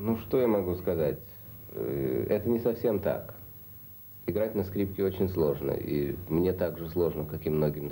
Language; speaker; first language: Russian; native; Russian